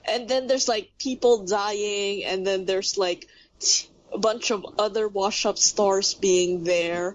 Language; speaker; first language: English; non-native, local second language; Filipino